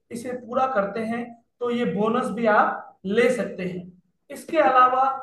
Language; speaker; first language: Hindi; non-native, local second language; Nepali